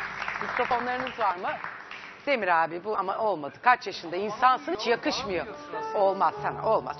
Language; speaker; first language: Turkish; native; Turkish